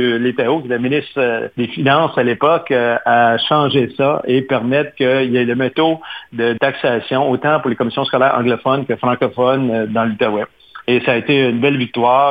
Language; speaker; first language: French; native; French